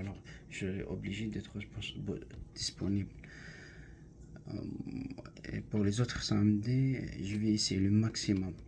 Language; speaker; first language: French; non-native, learner; Arabic